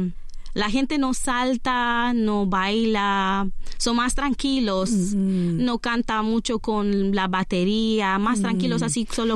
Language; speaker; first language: Spanish; non-native, learner; Romanian